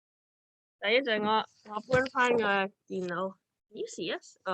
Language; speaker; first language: Chinese; early bilingual, other home language; Cantonese